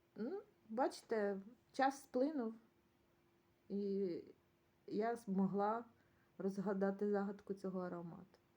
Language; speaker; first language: Ukrainian; native; Ukrainian